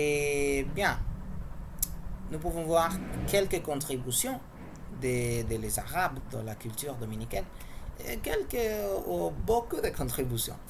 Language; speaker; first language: French; non-native, learner; Spanish